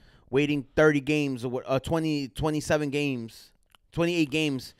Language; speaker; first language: English; early bilingual, other home language; Spanish